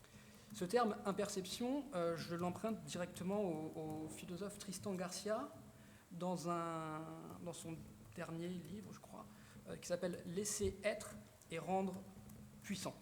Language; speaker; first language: French; native; French